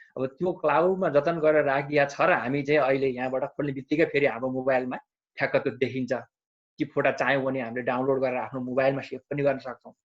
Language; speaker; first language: Nepali; native; Nepali